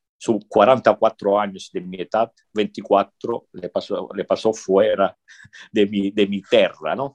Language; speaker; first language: Spanish; non-native, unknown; Italian